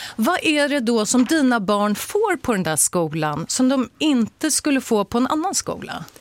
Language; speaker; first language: Swedish; native; Swedish